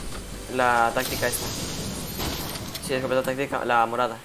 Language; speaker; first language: Spanish; native; Spanish